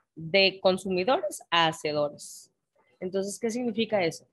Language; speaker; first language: Spanish; native; Spanish